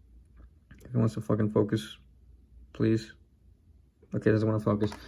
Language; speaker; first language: English; native; English